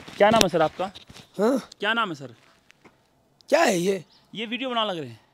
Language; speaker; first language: Hindi; native; Hindi